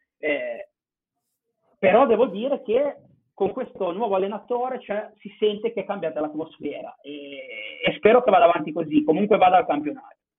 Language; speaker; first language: Italian; native; Italian